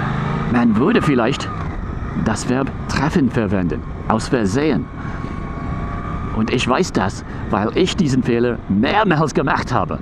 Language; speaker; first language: German; non-native, fluent; English